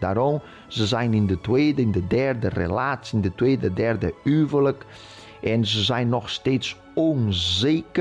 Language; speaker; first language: Dutch; non-native, fluent; Portuguese